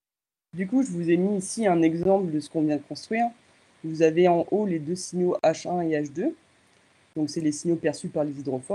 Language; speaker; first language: French; native; French